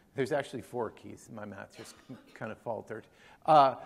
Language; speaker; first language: English; native; English